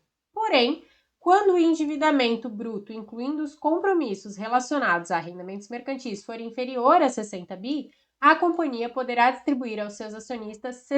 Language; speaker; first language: Portuguese; native; Portuguese